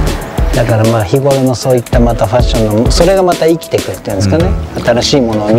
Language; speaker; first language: Japanese; native; Japanese